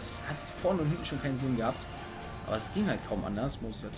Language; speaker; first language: German; native; German